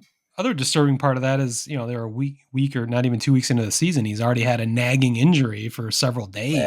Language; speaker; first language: English; native; English